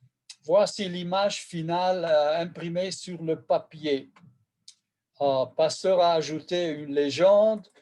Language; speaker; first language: French; non-native, fluent; Hungarian